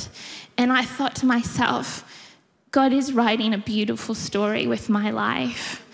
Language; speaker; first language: English; native; English